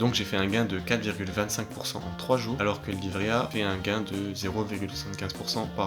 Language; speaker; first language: French; native; French